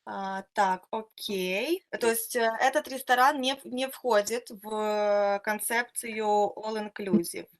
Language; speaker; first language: Russian; native; Russian